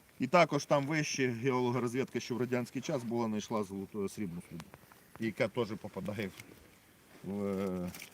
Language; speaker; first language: Ukrainian; native; Ukrainian